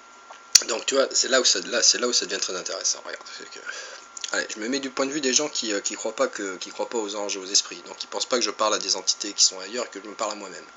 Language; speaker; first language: French; native; French